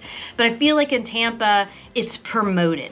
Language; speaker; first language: English; native; English